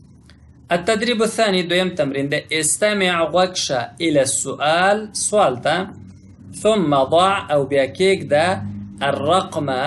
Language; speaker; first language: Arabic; non-native, fluent; Pashto